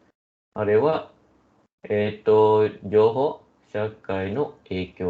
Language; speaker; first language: Japanese; non-native, fluent; Malay